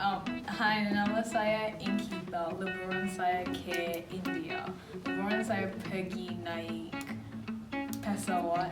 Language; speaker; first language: Indonesian; non-native, learner; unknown